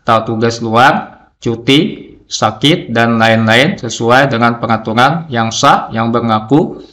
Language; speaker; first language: Indonesian; native; Indonesian